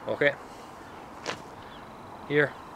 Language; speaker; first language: English; native; English